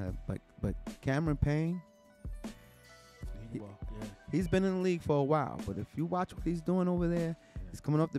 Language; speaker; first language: English; native; English